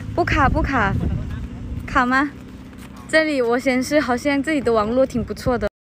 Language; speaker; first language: Chinese; non-native, fluent; Thai